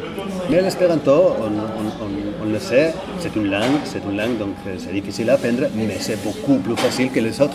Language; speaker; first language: French; non-native, fluent; Catalan